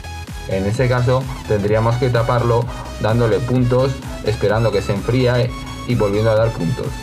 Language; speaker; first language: Spanish; native; Spanish